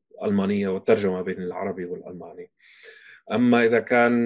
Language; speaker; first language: Arabic; non-native, fluent; German